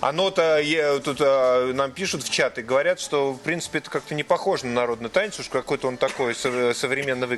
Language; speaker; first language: Russian; native; Russian